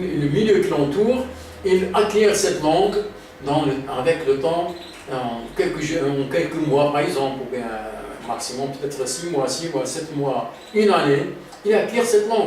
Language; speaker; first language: French; non-native, local second language; Arabic